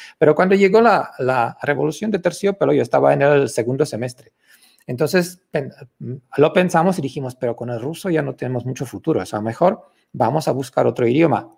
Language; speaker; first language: Spanish; non-native, fluent; Czech